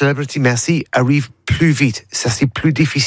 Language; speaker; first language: French; non-native, learner; English